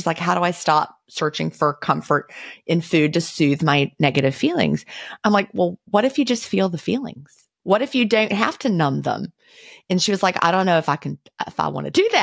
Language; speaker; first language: English; native; English